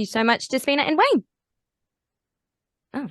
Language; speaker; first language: English; native; English